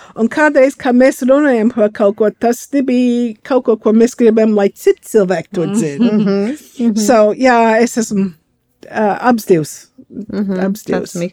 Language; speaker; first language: Latvian; early bilingual, heritage; Latvian